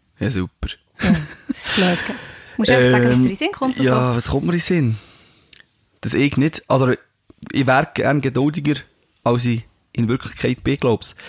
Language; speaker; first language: German; native; German